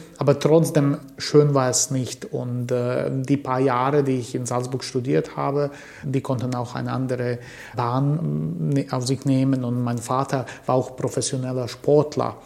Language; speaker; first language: German; early bilingual, other home language; Croatian